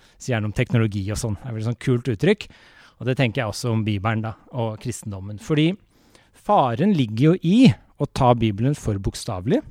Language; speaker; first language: Norwegian; native; Norwegian